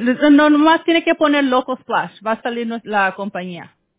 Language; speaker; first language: Spanish; early bilingual, heritage; Spanish